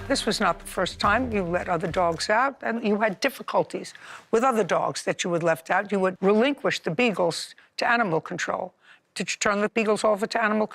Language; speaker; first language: English; native; English